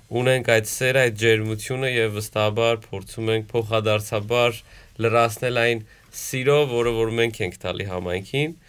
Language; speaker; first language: Armenian; native; Armenian